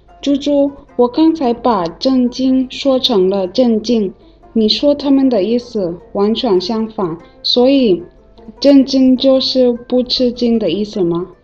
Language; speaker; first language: Chinese; non-native, fluent; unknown